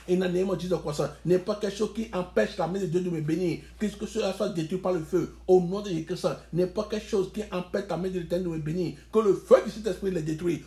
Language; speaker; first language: French; non-native, local second language; Yoruba